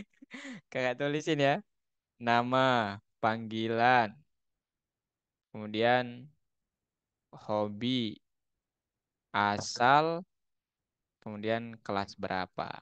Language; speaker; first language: Indonesian; native; Indonesian